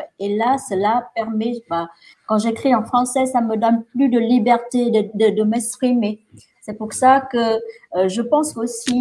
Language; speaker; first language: French; non-native, fluent; Vietnamese